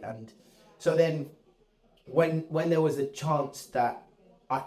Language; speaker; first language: English; native; English